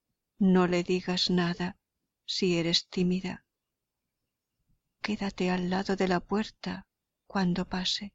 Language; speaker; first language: Spanish; native; Spanish